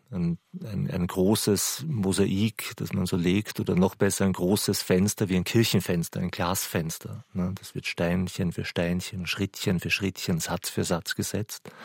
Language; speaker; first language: German; native; German